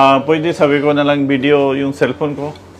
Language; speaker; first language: Filipino; non-native, learner; Punjabi